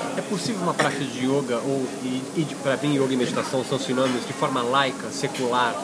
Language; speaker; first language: Portuguese; native; Portuguese